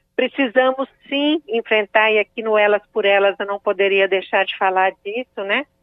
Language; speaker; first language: Portuguese; native; Portuguese